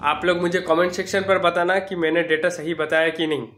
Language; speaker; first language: Hindi; non-native, local second language; Bangla